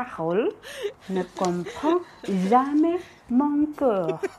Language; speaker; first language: French; non-native, fluent; Indonesian